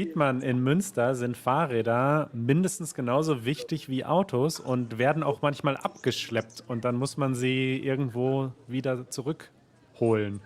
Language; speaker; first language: German; native; German